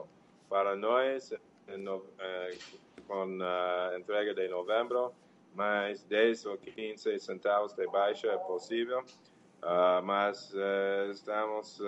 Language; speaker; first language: Portuguese; non-native, learner; English